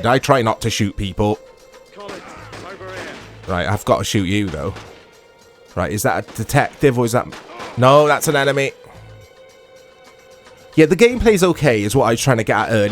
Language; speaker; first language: English; native; English